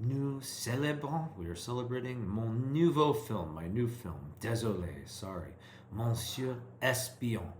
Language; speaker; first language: French; non-native, learner; English